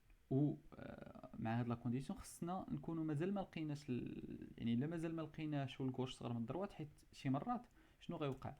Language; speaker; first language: Arabic; native; Arabic